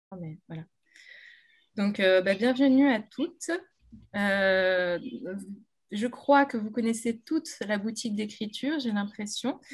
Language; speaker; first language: French; native; French